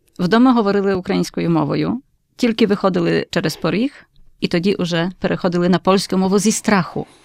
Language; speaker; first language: Ukrainian; early bilingual, heritage; Ukrainian